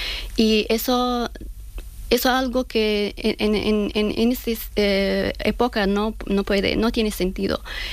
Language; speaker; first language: Spanish; non-native, fluent; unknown